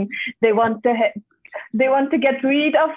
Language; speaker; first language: English; non-native, fluent; Kazakh